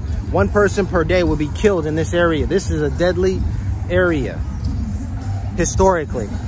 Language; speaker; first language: English; native; English